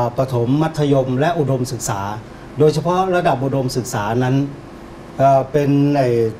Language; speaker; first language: Thai; native; Thai